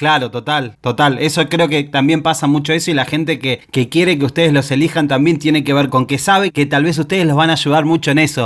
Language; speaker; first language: Spanish; native; Spanish